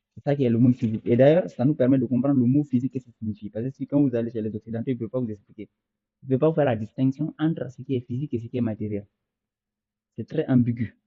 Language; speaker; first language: French; non-native, local second language; Fula